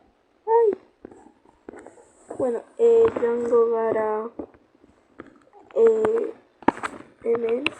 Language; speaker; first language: Basque; non-native, local second language; Spanish